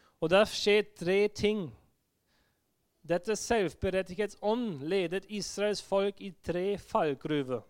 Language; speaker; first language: Norwegian; non-native, fluent; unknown